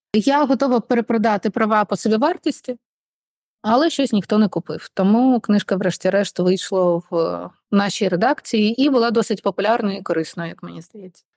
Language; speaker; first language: Ukrainian; non-native, local second language; Russian